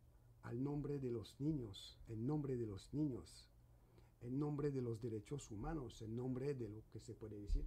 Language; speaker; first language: Spanish; non-native, fluent; French